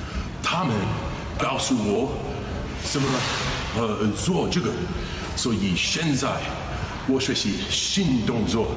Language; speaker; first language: Chinese; non-native, learner; English